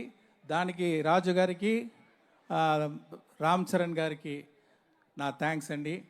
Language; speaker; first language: Telugu; non-native, learner; Tamil